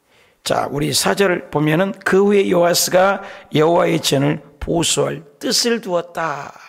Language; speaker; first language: Korean; native; Korean